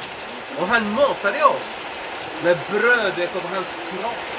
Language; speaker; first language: Swedish; non-native, fluent; Spanish